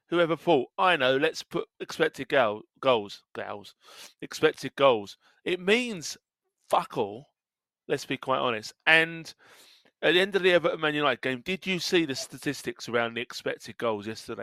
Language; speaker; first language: English; native; English